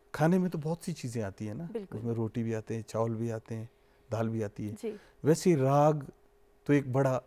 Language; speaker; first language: Hindi; native; Hindi